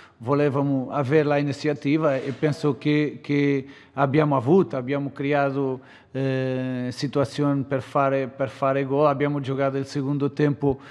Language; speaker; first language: Italian; non-native, fluent; Portuguese